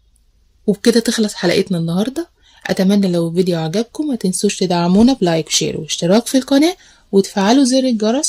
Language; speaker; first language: Arabic; native; Arabic